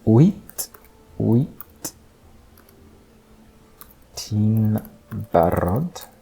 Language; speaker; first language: Welsh; non-native, learner; English